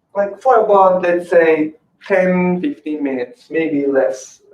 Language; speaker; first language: English; non-native, fluent; Azerbaijani